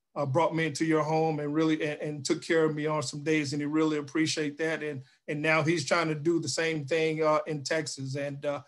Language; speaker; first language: English; native; English